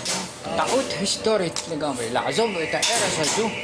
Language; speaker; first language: Hebrew; non-native, fluent; Arabic